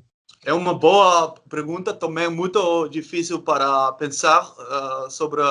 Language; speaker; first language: Portuguese; non-native, learner; Dutch